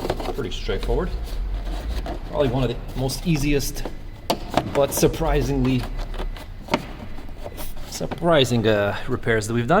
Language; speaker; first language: English; native; English